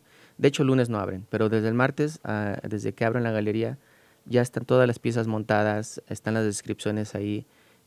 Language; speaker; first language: Spanish; native; Spanish